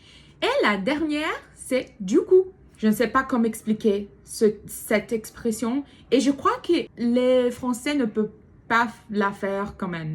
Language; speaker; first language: French; non-native, learner; Portuguese